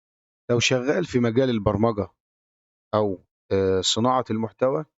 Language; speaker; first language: Arabic; native; Arabic